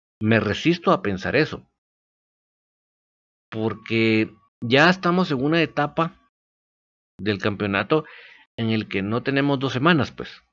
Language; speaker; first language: Spanish; native; Spanish